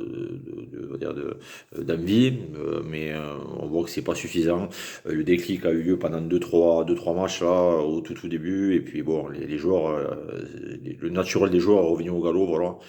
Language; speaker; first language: French; native; French